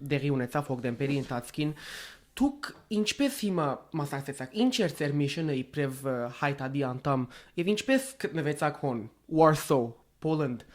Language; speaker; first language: Armenian; early bilingual, heritage; Armenian